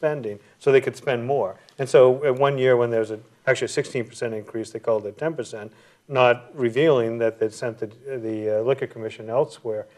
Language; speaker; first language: English; native; English